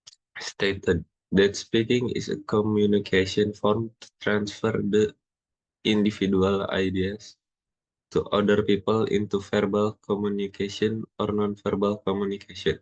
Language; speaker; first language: English; non-native, learner; Indonesian